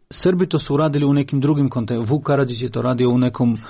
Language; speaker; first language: Croatian; non-native, fluent; Albanian